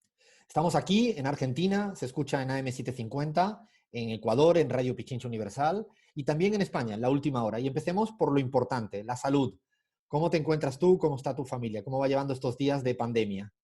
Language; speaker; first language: Spanish; native; Spanish